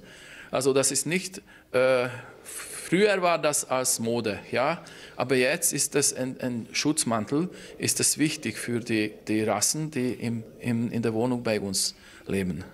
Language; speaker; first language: German; non-native, fluent; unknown